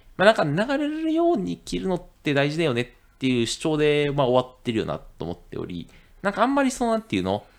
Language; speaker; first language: Japanese; native; Japanese